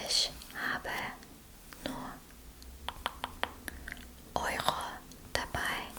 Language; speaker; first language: German; non-native, fluent; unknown